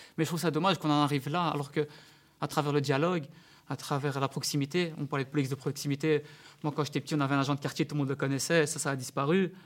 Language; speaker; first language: French; early bilingual, other home language; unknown